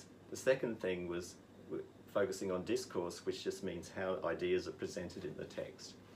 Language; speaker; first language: English; native; English